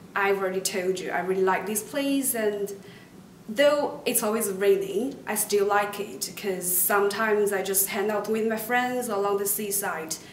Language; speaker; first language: English; non-native, fluent; Chinese